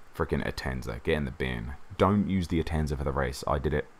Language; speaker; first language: English; native; English